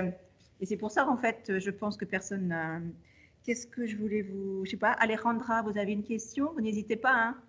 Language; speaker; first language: French; native; French